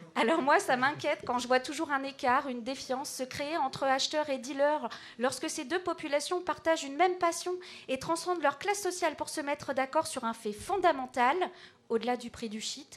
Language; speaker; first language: French; native; French